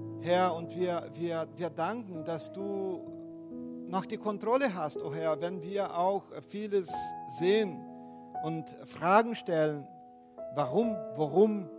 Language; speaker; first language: German; non-native, fluent; Portuguese